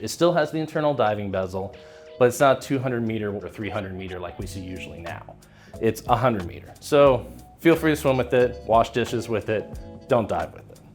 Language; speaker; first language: English; native; English